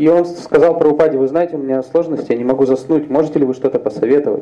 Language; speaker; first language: Russian; native; Russian